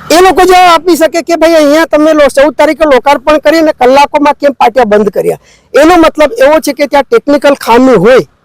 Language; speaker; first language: Gujarati; native; Gujarati